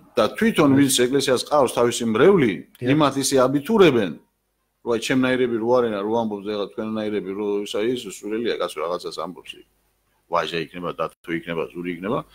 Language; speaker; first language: Georgian; non-native, local second language; Mingrelian